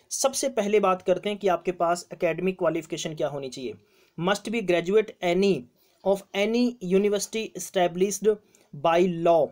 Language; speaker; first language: Hindi; non-native, local second language; Punjabi